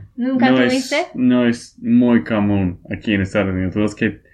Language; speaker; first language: Spanish; non-native, fluent; English